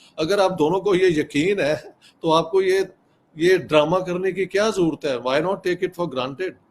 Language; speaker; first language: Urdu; non-native, local second language; Punjabi